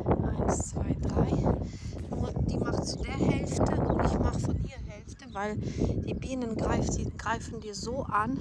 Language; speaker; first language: German; non-native, fluent; Ukrainian